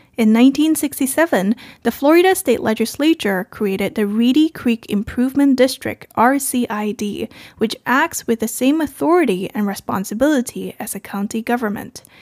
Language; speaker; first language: English; non-native, fluent; Chinese